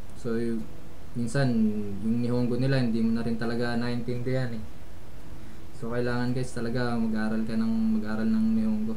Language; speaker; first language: Filipino; native; Filipino